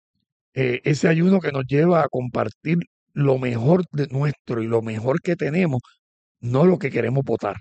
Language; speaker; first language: Spanish; native; Spanish